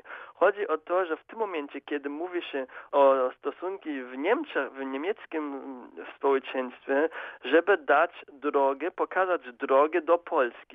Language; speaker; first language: Polish; non-native, fluent; German